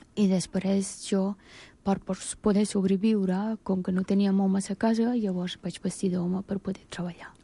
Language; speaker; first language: Catalan; non-native, fluent; Persian